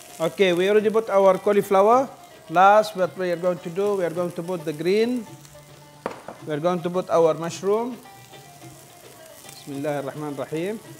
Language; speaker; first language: English; non-native, local second language; Arabic